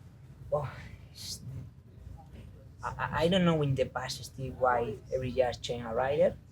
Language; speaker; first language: English; non-native, learner; Spanish